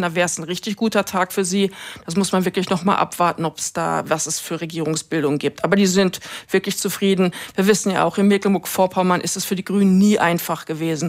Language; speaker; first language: German; native; German